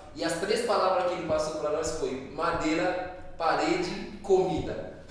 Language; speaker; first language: Portuguese; non-native, fluent; Haitian Creole